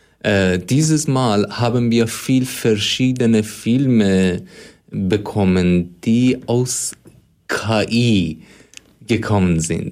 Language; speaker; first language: German; non-native, fluent; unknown